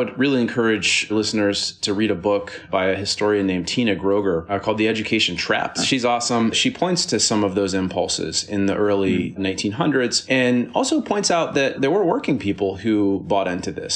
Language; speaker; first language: English; native; English